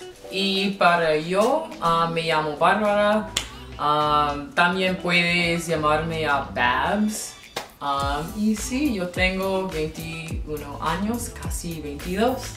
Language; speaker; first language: Spanish; non-native, learner; English